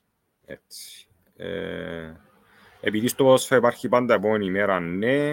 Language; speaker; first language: Greek; native; Greek